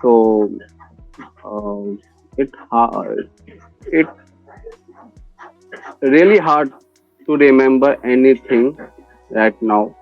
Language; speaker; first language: English; non-native, learner; Hindi